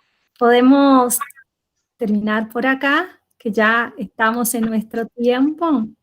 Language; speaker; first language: Spanish; non-native, fluent; Portuguese